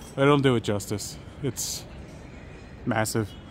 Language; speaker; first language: English; native; English